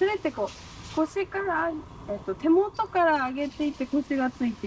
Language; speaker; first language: Japanese; native; Japanese